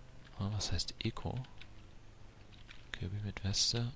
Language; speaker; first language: German; native; German